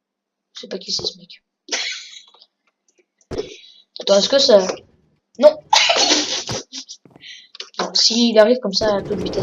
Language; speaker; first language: French; native; French